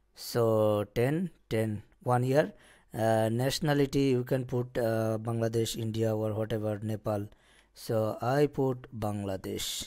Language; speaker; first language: English; non-native, local second language; Bangla